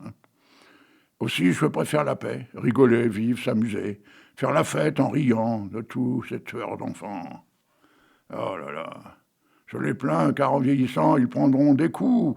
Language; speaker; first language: French; native; French